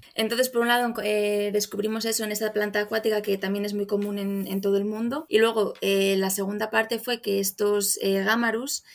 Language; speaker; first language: Spanish; native; Spanish